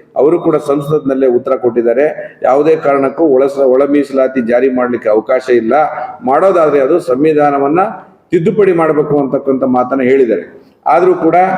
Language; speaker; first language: Kannada; native; Kannada